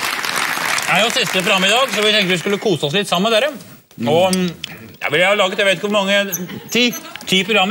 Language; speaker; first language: Norwegian; native; Norwegian